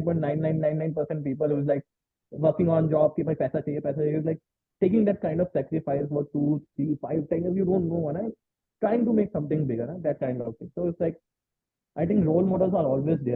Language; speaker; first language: English; non-native, local second language; Hindi